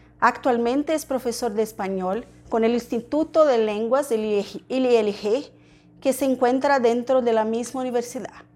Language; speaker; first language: Spanish; non-native, learner; Portuguese